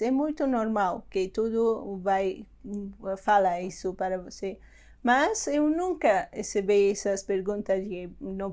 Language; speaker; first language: Portuguese; non-native, learner; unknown